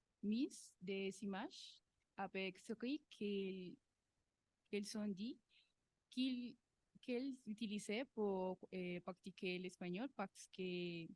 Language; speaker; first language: French; non-native, learner; Spanish